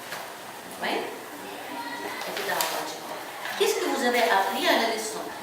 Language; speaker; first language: French; non-native, fluent; Ukrainian